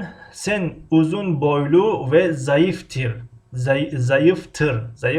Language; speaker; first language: Turkish; non-native, fluent; Tajik